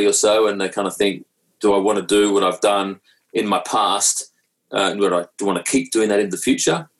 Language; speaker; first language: English; native; English